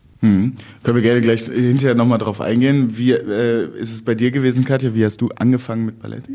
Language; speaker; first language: German; native; German